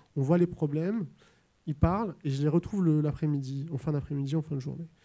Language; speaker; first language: French; native; French